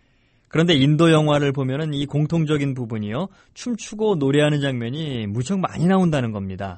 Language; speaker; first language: Korean; native; Korean